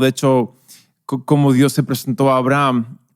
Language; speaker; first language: Spanish; non-native, local second language; English